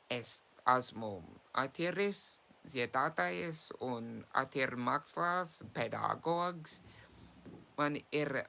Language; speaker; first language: Latvian; early bilingual, heritage; English